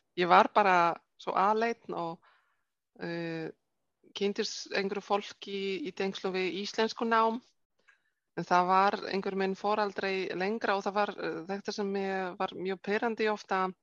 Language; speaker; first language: Icelandic; non-native, fluent; Polish